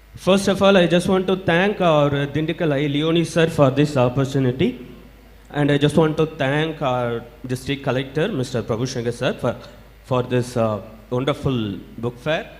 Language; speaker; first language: English; non-native, local second language; Tamil